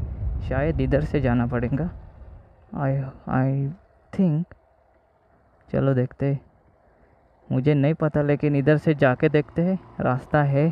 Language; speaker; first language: Hindi; non-native, local second language; Gujarati